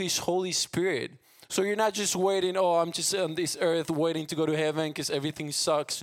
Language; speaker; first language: English; non-native, fluent; Spanish